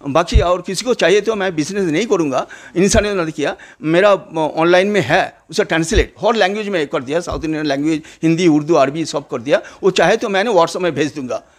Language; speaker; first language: Hindi; non-native, local second language; Bangla